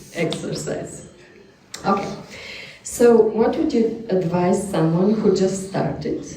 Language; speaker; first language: English; non-native, fluent; Slovenian